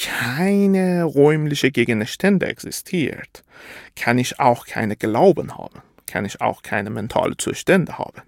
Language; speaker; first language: German; non-native, fluent; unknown